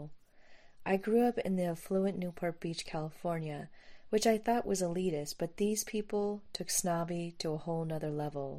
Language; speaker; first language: English; native; English